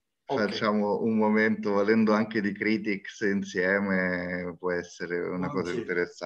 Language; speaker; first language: Italian; native; Italian